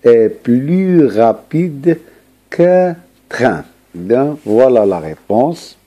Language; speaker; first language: French; non-native, local second language; Arabic